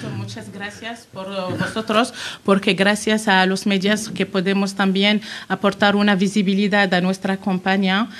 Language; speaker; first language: Spanish; non-native, fluent; Arabic